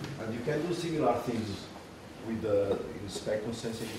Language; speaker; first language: English; non-native, fluent; Portuguese